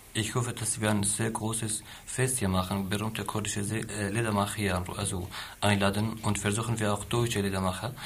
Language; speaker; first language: German; non-native, fluent; Arabic